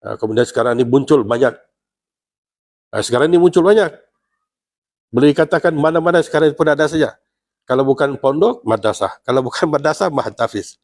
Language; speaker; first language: Malay; non-native, local second language; Central Dusun